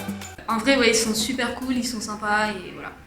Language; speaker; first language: French; native; French